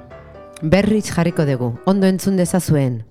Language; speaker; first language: Basque; native; Basque